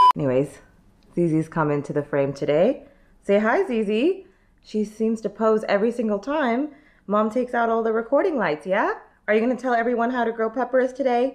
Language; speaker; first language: English; native; English